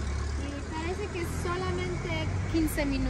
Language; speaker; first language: Spanish; non-native, learner; English